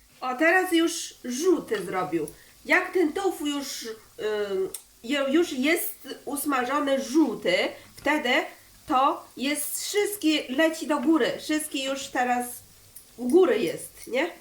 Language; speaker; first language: Polish; non-native, learner; Chinese